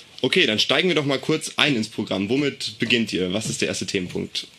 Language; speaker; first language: German; native; German